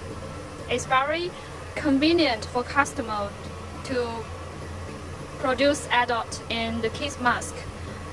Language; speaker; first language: English; non-native, learner; Chinese